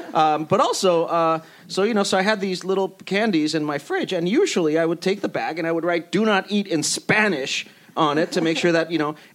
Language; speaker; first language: English; early bilingual, other home language; Spanish